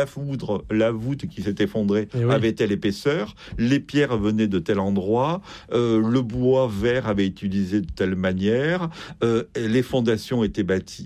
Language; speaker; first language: French; native; French